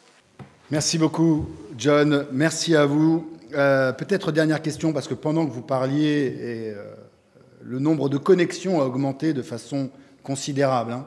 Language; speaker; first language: French; native; French